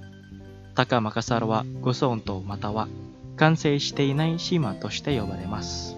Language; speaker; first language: Japanese; non-native, fluent; Indonesian